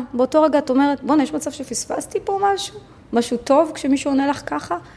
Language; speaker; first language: Hebrew; early bilingual, other home language; Arabic